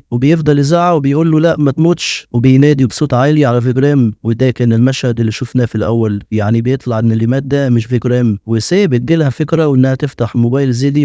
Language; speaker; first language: Arabic; native; Arabic